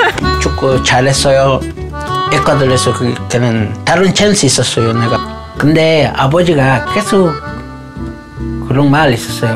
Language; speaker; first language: Korean; non-native, learner; Spanish